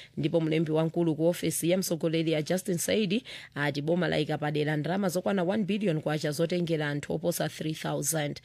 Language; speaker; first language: Nyanja; native; Nyanja